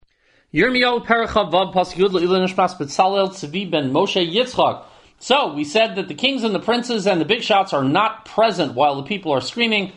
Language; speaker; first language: English; native; English